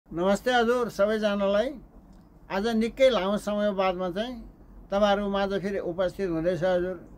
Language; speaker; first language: Nepali; non-native, local second language; Gurung